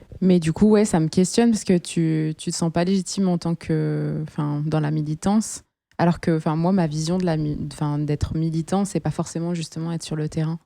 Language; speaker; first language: French; native; French